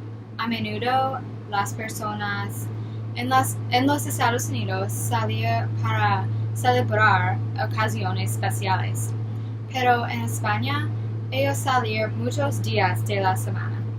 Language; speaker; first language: Spanish; non-native, learner; English